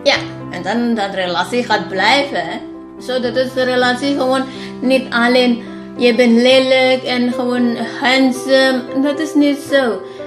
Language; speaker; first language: Dutch; non-native, learner; Indonesian